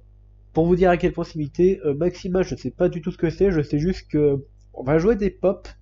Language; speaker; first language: French; native; French